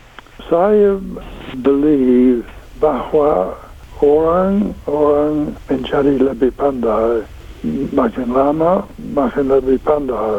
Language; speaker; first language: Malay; non-native, learner; English